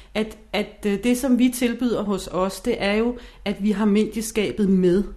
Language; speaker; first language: Danish; non-native, fluent; English